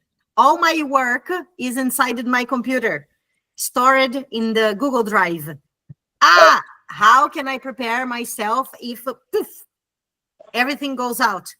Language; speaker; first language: English; non-native, fluent; Italian